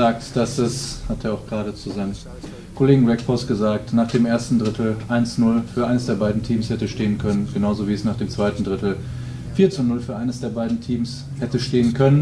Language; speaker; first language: German; native; German